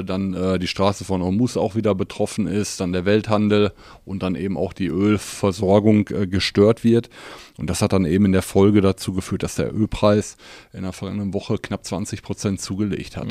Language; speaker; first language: German; native; German